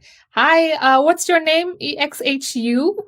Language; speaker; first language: English; non-native, fluent; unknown